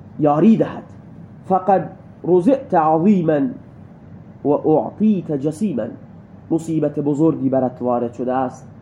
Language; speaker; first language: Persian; non-native, local second language; Baluchi